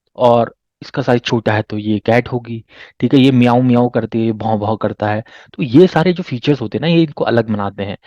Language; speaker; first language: Hindi; native; Hindi